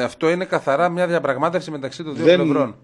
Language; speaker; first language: Greek; native; Greek